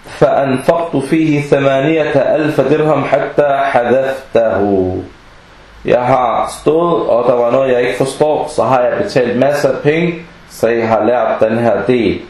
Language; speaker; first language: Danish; early bilingual, other home language; Arabic